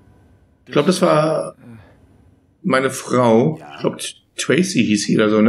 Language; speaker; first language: German; native; German